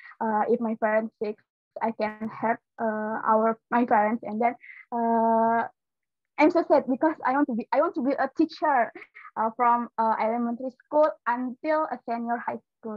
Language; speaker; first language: English; non-native, learner; Indonesian